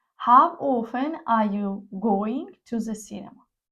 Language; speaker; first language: English; non-native, fluent; Ukrainian